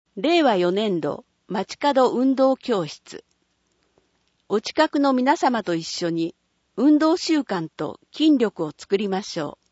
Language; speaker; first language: Japanese; native; Japanese